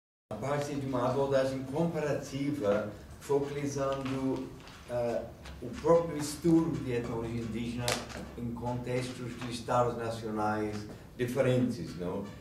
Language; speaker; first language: Portuguese; non-native, fluent; English